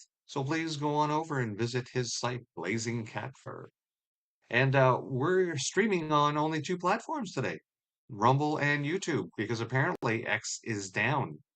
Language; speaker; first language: English; native; English